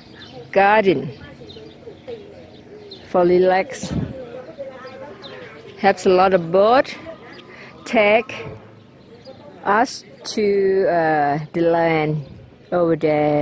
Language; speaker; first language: English; non-native, learner; Thai